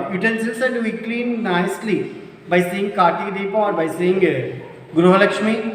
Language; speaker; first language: English; non-native, local second language; Telugu